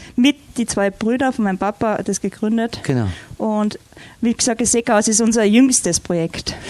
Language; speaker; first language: German; native; German